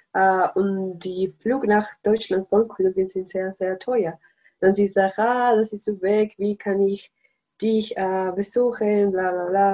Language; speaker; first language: German; non-native, learner; Spanish